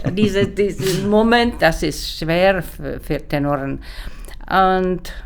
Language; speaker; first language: German; non-native, learner; Czech